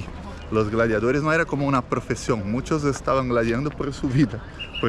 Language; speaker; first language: Spanish; non-native, fluent; Portuguese